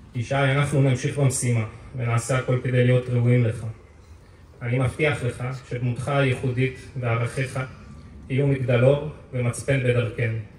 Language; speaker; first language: Hebrew; native; Hebrew